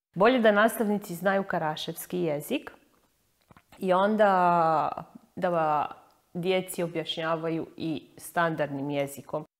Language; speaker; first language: Croatian; early bilingual, heritage; Croatian